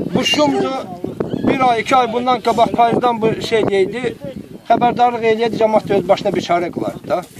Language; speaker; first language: Azerbaijani; non-native, local second language; Lezghian